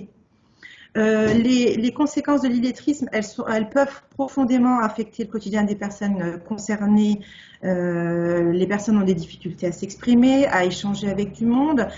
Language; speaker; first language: French; native; French